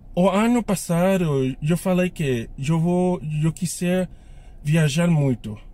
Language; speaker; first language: Portuguese; non-native, learner; English